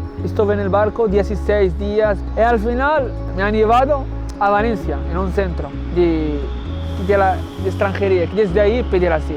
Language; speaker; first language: Spanish; non-native, learner; Arabic